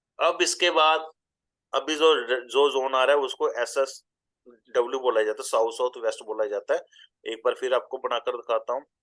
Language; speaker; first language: Hindi; non-native, local second language; Punjabi